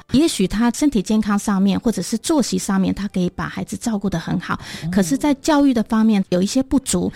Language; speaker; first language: Chinese; native; Chinese